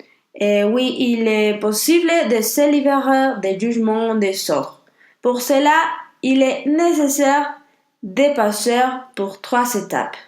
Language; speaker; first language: French; non-native, learner; Spanish